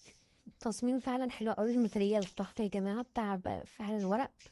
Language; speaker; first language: Arabic; native; Arabic